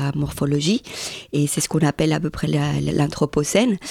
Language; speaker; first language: French; non-native, fluent; Spanish